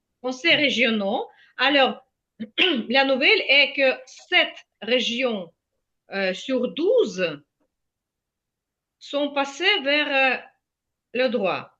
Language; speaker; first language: French; non-native, fluent; Ukrainian